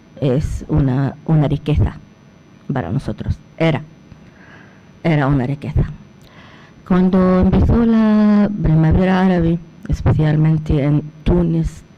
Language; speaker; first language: Spanish; non-native, fluent; Arabic